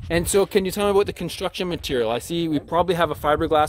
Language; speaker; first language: English; native; English